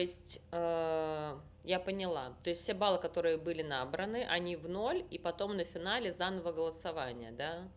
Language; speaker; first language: Russian; native; Russian